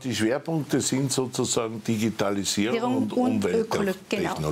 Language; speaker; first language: German; native; German